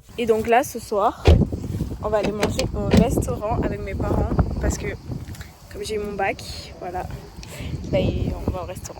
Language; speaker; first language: French; native; French